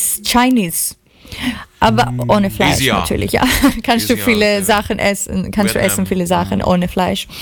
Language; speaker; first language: German; non-native, learner; Greek